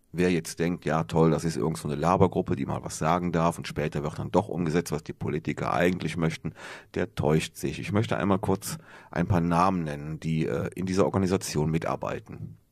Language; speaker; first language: German; native; German